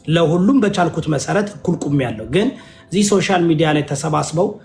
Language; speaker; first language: Amharic; early bilingual, other home language; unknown